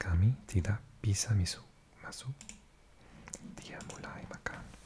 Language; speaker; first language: Indonesian; non-native, learner; English